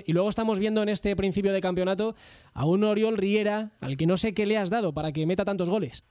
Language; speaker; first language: Spanish; native; Spanish